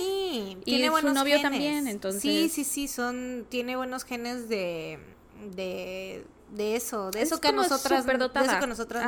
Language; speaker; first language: Spanish; native; Spanish